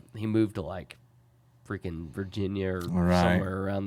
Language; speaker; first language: English; native; English